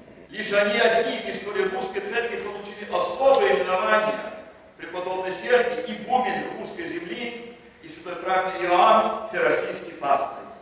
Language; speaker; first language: Russian; early bilingual, heritage; Russian